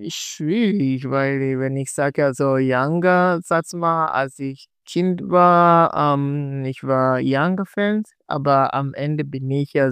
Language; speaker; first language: German; non-native, learner; Swahili